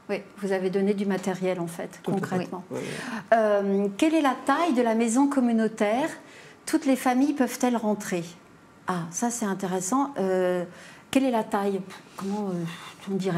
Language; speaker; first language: French; native; French